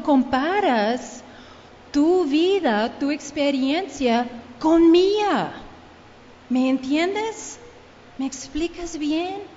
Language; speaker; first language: Spanish; early bilingual, heritage; Spanish